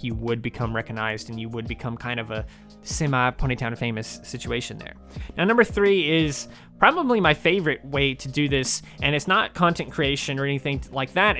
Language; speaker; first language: English; native; English